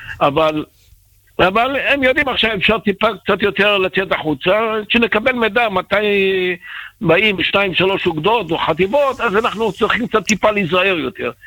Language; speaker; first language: Hebrew; native; Hebrew